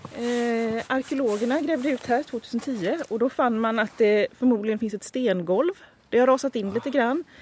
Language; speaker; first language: Swedish; native; Swedish